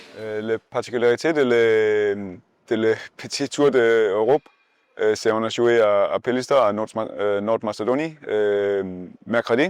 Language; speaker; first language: French; non-native, learner; Danish